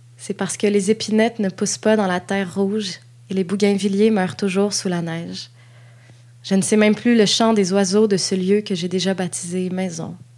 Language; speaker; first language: French; native; French